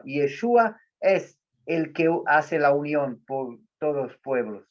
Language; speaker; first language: Spanish; non-native, learner; Portuguese